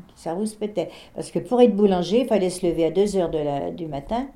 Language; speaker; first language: French; native; French